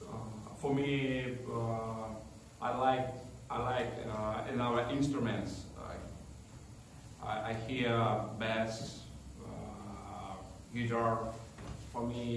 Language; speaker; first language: English; non-native, learner; Russian